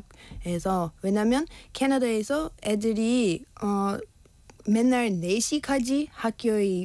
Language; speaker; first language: Korean; non-native, learner; English